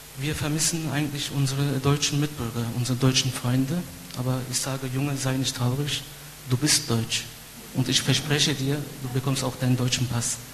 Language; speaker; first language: German; non-native, fluent; Turkish